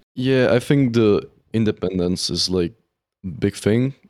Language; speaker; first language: English; non-native, fluent; Czech